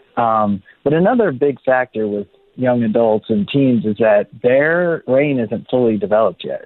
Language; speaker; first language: English; native; English